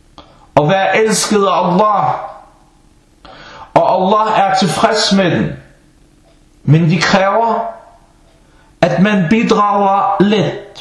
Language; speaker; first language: Danish; non-native, fluent; Arabic